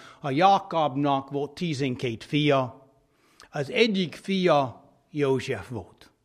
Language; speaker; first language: Hungarian; non-native, fluent; English